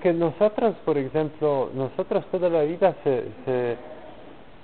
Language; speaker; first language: Spanish; non-native, learner; Polish